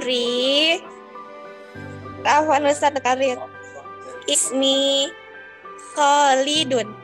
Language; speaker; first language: Arabic; non-native, learner; Indonesian